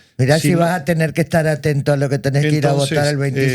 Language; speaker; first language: Spanish; native; Spanish